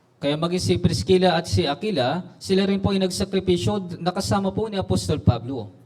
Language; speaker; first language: Filipino; native; Filipino